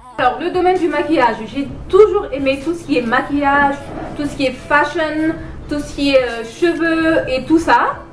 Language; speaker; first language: French; non-native, local second language; Wolof